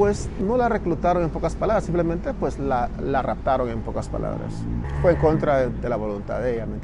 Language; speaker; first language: Spanish; native; Spanish